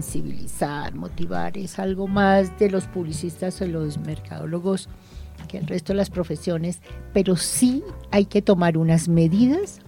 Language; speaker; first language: Spanish; native; Spanish